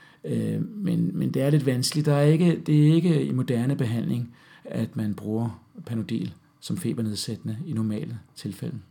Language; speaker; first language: Danish; native; Danish